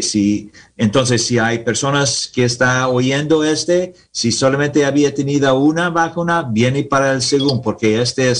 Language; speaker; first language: Spanish; non-native, learner; English